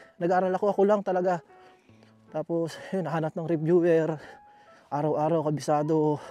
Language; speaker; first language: Filipino; native; Filipino